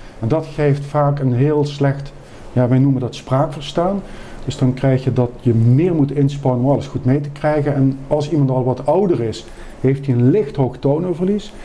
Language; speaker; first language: Dutch; native; Dutch